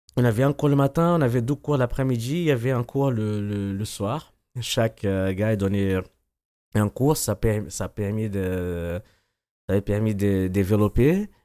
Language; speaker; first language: French; non-native, fluent; Portuguese